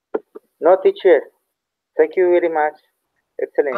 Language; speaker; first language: English; non-native, learner; Spanish